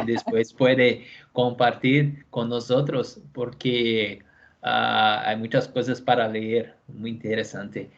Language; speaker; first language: Spanish; non-native, fluent; Portuguese